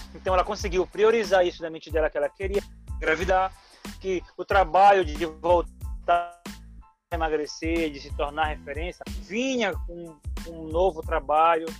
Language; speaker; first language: Portuguese; native; Portuguese